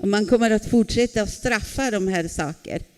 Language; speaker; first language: Swedish; non-native, fluent; Spanish